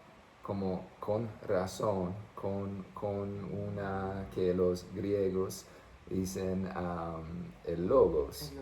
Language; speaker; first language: Spanish; non-native, fluent; English